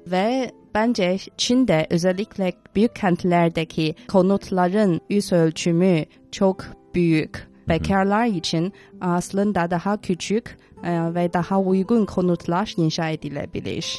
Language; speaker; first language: Turkish; non-native, fluent; Chinese